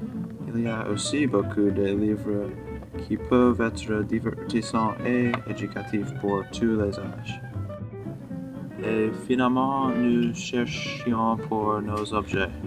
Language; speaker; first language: French; non-native, learner; English